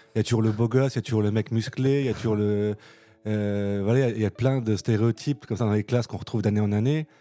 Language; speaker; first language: French; native; French